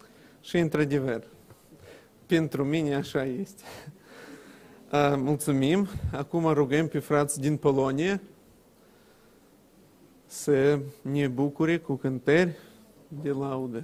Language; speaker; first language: Romanian; non-native, local second language; Russian